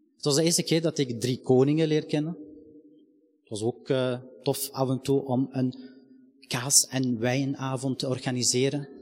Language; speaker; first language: Dutch; non-native, fluent; Arabic